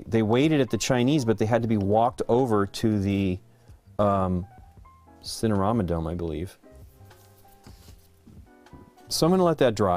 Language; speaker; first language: English; native; English